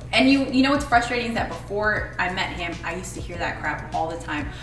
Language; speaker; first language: English; early bilingual, other home language; Spanish